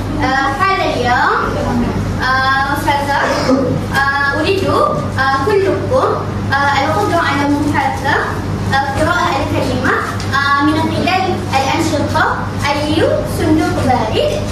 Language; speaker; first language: Arabic; non-native, learner; Malay